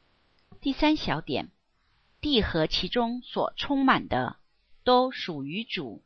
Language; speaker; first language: Chinese; native; Chinese